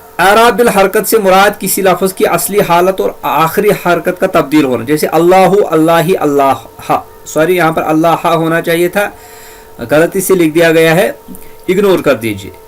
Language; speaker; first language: Urdu; native; Urdu